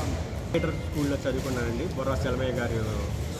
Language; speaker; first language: Telugu; native; Telugu